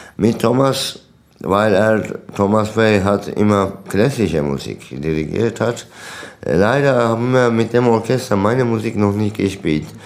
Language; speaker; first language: German; non-native, fluent; Turkish